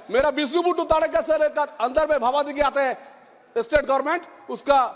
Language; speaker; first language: Hindi; non-native, local second language; Bangla